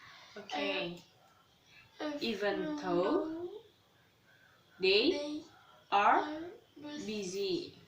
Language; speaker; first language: English; non-native, learner; Indonesian